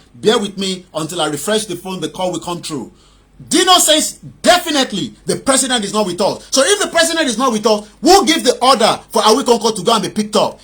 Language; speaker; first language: English; non-native, local second language; Yoruba